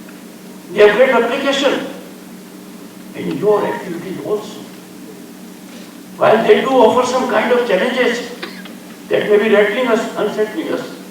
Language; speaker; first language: English; non-native, local second language; Hindi